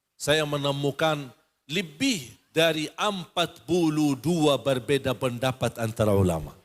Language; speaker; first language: Indonesian; non-native, fluent; Arabic